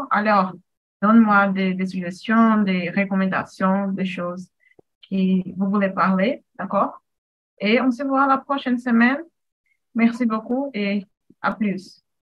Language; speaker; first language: French; non-native, fluent; Portuguese